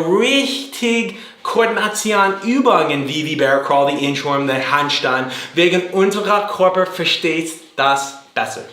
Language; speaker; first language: German; non-native, learner; English